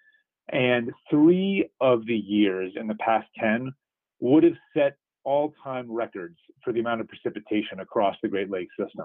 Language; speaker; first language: English; native; English